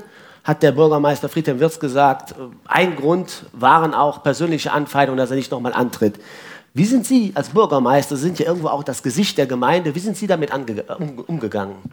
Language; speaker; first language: German; native; German